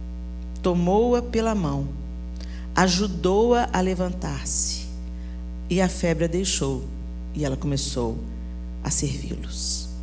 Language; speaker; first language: Portuguese; native; Portuguese